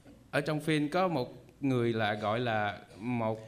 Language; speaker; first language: Vietnamese; early bilingual, heritage; Vietnamese